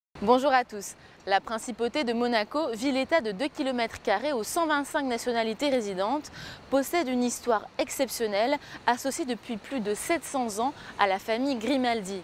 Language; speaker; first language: French; native; French